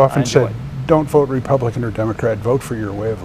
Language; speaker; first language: English; native; English